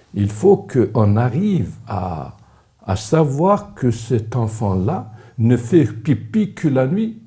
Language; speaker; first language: French; non-native, local second language; Arabic